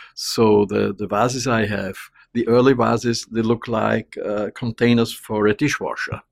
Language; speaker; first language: English; non-native, fluent; German